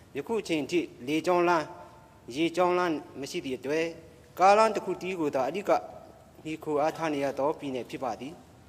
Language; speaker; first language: Burmese; non-native, local second language; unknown